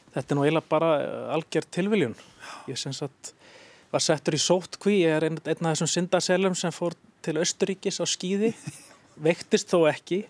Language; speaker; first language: Icelandic; native; Icelandic